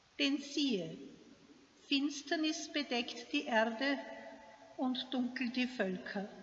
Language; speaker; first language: German; native; German